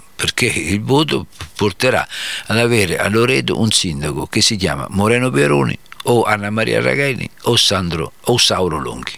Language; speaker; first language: Italian; native; Italian